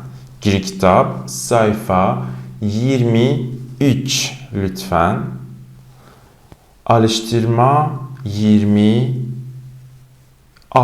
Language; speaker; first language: Turkish; non-native, fluent; Persian